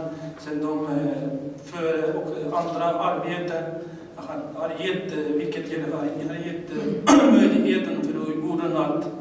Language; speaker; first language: Swedish; non-native, learner; Uyghur